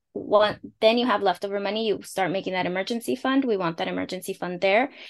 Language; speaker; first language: English; early bilingual, other home language; Spanish